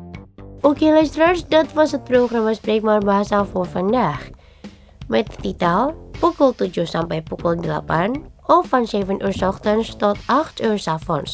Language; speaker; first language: Dutch; non-native, learner; Indonesian